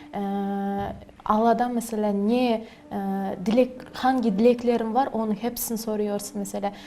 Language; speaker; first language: Turkish; non-native, learner; Kazakh